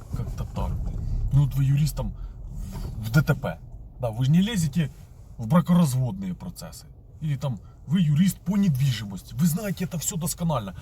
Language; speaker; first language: Russian; native; Russian